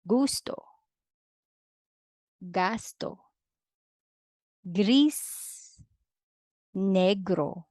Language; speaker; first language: Spanish; non-native, fluent; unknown